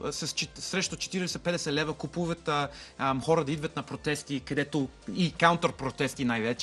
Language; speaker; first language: Bulgarian; non-native, learner; English